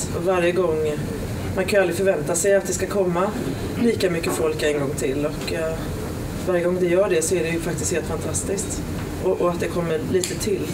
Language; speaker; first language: Swedish; native; Swedish